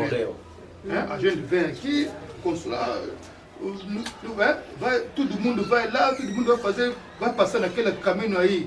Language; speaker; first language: Portuguese; non-native, learner; Lingala